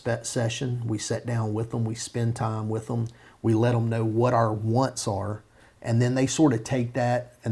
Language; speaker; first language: English; native; English